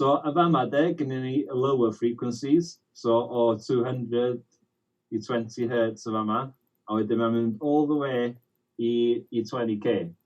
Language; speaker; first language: Welsh; native; Welsh